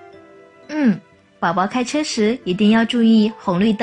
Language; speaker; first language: Chinese; native; Chinese